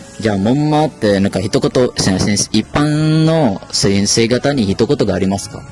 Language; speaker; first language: Japanese; non-native, learner; Malay